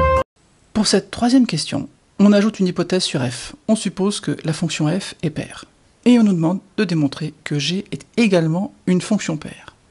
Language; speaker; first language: French; native; French